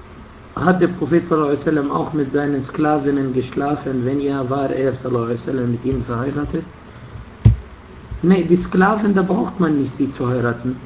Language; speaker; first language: German; non-native, fluent; Arabic